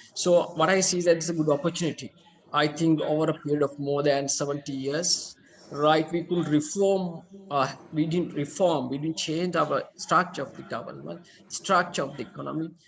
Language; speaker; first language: English; non-native, local second language; Sinhala